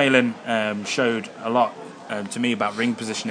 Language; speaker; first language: English; native; English